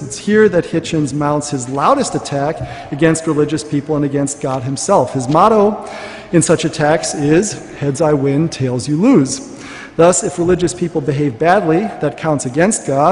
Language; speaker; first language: English; native; English